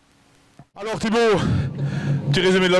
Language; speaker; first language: French; native; French